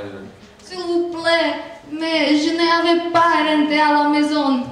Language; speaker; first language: French; non-native, learner; Slovak